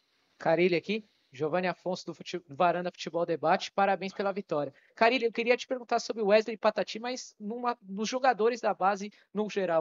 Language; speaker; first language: Portuguese; native; Portuguese